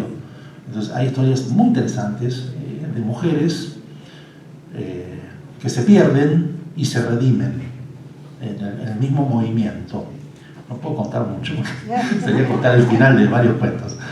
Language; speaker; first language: Spanish; native; Spanish